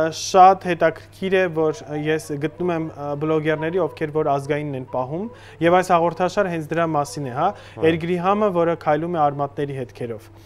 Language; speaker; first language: Armenian; native; Armenian